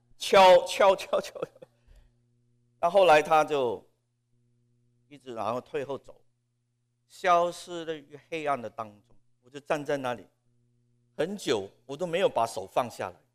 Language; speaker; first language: Chinese; non-native, local second language; Cantonese